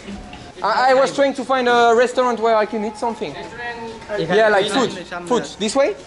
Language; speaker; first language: English; non-native, learner; French